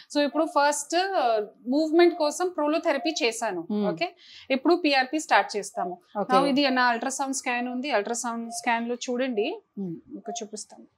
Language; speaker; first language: Telugu; non-native, local second language; Hindi